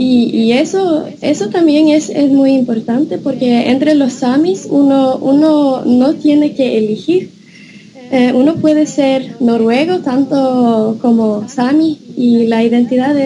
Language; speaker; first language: Spanish; non-native, fluent; Norwegian